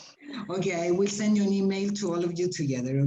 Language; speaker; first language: English; non-native, fluent; Spanish